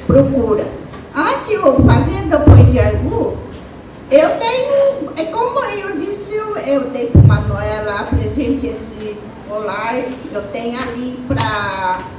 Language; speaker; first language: Portuguese; non-native, local second language; Guarani